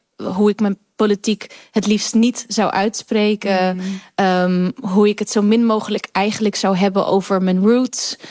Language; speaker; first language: Dutch; early bilingual, other home language; Kurdish